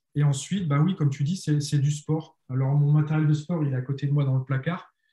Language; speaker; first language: French; native; French